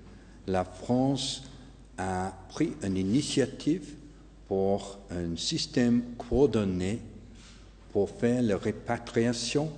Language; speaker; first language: French; non-native, fluent; English